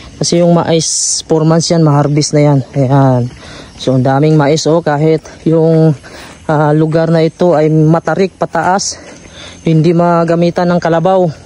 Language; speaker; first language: Filipino; non-native, local second language; Cebuano